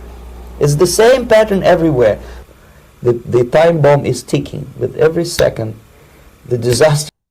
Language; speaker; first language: English; non-native, fluent; Russian